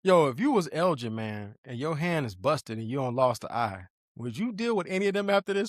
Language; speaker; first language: English; native; English